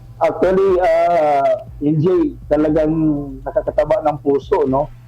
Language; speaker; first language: Filipino; non-native, local second language; Cebuano